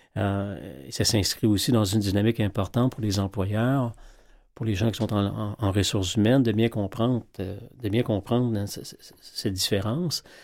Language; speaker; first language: French; native; French